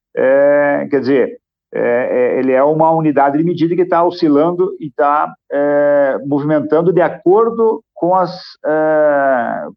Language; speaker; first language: Portuguese; native; Portuguese